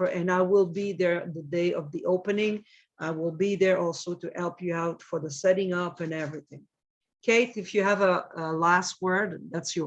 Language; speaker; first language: English; non-native, fluent; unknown